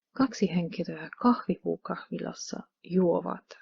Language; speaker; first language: Finnish; non-native, fluent; Hungarian